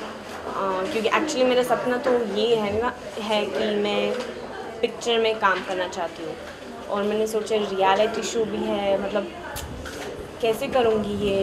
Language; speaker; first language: Hindi; non-native, fluent; Swedish